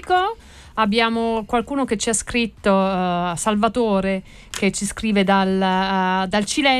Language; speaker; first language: Italian; native; Italian